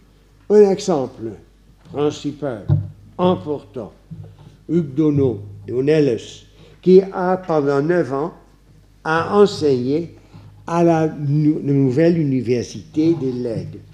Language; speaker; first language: French; non-native, fluent; Dutch